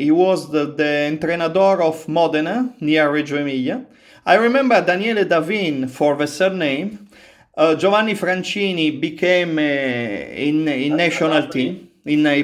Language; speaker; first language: English; non-native, learner; Italian